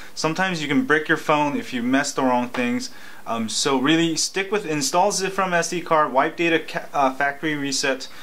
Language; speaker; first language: English; native; English